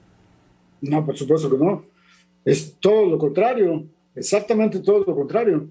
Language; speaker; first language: Spanish; native; Spanish